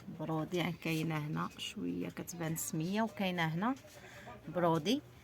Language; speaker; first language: Arabic; native; Arabic